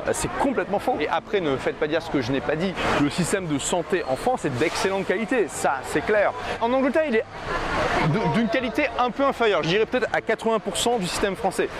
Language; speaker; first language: French; native; French